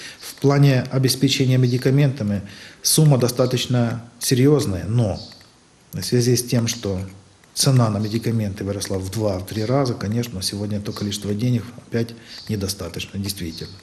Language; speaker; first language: Russian; native; Russian